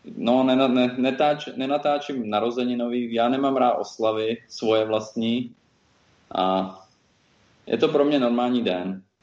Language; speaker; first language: Czech; native; Czech